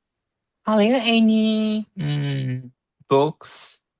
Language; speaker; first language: English; non-native, learner; Chinese